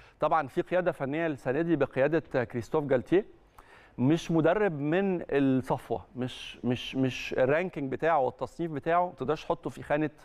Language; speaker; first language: Arabic; native; Arabic